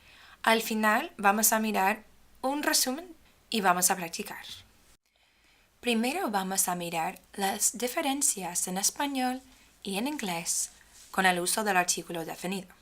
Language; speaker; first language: Spanish; non-native, fluent; English